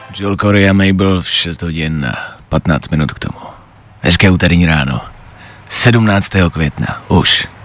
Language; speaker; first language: Czech; native; Czech